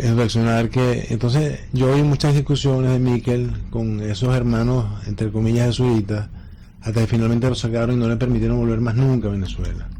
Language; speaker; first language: Spanish; native; Spanish